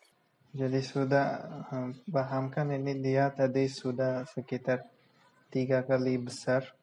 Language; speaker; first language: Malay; non-native, local second language; Bangla